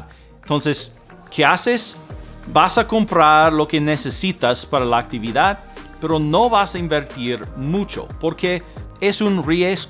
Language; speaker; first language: Spanish; non-native, fluent; English